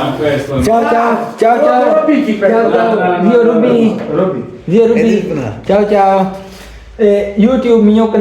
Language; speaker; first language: Italian; non-native, learner; Punjabi